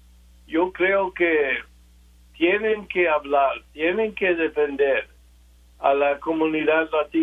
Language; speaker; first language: Spanish; early bilingual, other home language; English